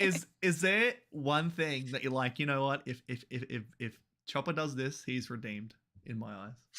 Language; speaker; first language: English; native; English